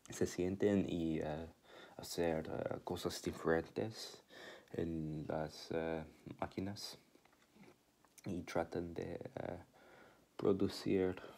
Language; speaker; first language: Spanish; non-native, learner; English